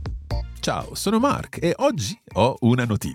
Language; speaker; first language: Italian; non-native, fluent; English